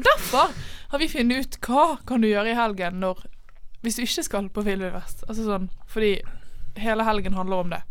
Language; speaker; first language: Norwegian; native; Norwegian